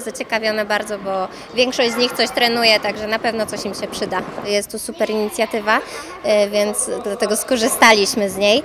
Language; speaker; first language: Polish; native; Polish